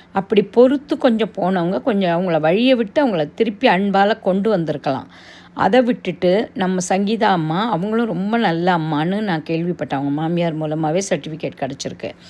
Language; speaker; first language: Tamil; non-native, local second language; Telugu